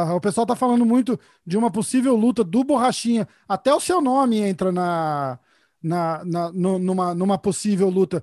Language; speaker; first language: Portuguese; native; Portuguese